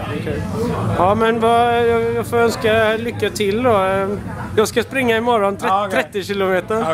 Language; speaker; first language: Swedish; native; Swedish